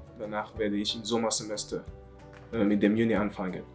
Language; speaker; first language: German; non-native, learner; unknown